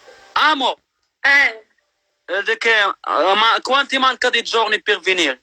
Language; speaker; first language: Italian; non-native, learner; Arabic